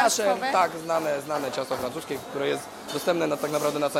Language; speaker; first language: Polish; native; Polish